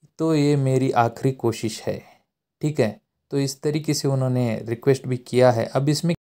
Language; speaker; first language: Hindi; native; Hindi